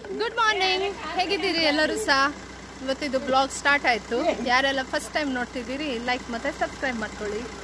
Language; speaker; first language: Kannada; non-native, local second language; Tulu